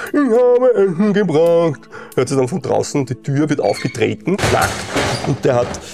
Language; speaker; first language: German; native; German